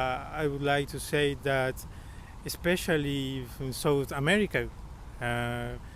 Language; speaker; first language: English; non-native, learner; Spanish